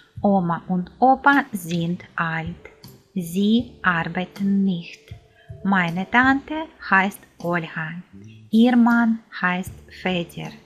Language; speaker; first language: German; non-native, fluent; Ukrainian